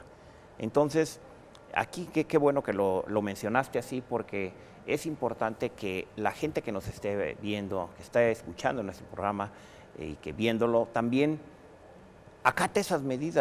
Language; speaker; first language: Spanish; native; Spanish